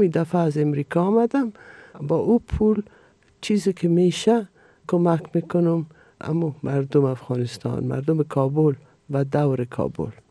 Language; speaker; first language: Persian; non-native, fluent; Italian